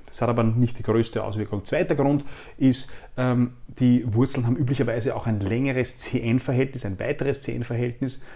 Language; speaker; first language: German; native; German